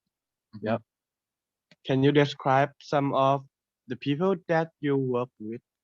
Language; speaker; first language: English; non-native, learner; Thai